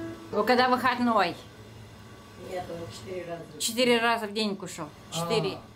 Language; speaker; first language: Russian; non-native, local second language; Korean